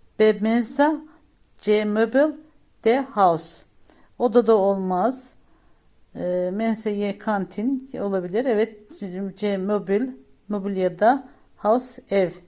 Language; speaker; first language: Turkish; native; Turkish